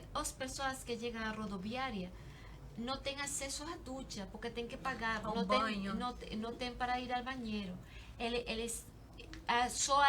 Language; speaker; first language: Portuguese; non-native, learner; Spanish